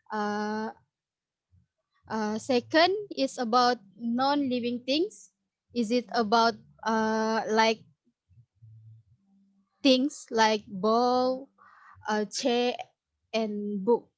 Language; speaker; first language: English; non-native, learner; Indonesian